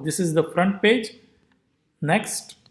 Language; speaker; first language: English; non-native, local second language; Gujarati